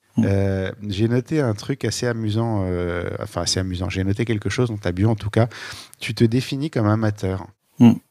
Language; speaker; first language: French; native; French